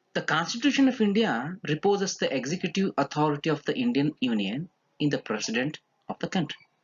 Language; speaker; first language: English; non-native, local second language; Kannada